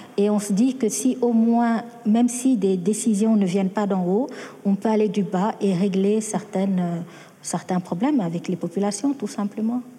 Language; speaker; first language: French; non-native, local second language; Wolof